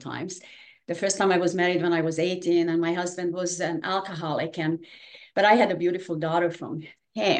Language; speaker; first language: English; non-native, fluent; Hungarian